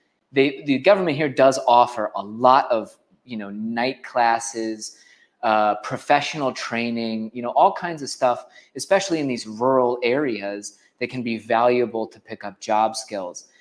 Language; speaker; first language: English; native; English